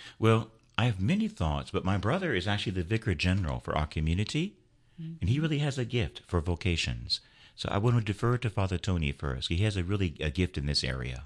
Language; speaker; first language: English; native; English